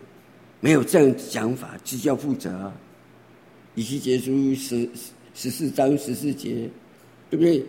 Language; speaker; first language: Chinese; native; Chinese